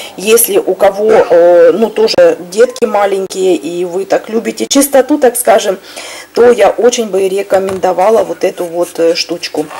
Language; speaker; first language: Russian; native; Russian